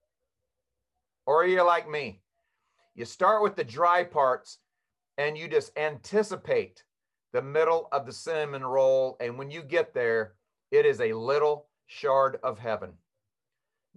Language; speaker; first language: English; native; English